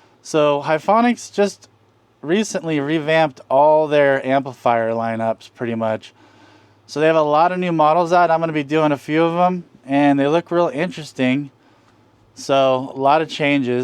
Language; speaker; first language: English; native; English